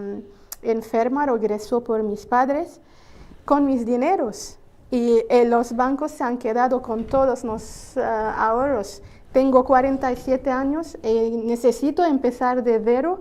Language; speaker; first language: Spanish; non-native, fluent; Arabic